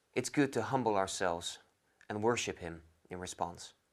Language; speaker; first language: English; non-native, fluent; Dutch